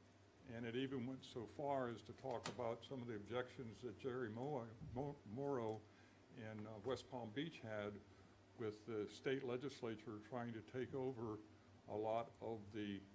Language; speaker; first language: English; native; English